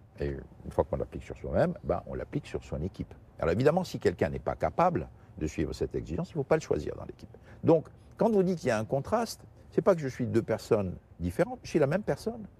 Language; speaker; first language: French; non-native, local second language; Portuguese